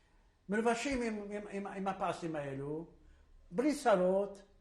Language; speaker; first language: Hebrew; non-native, fluent; Polish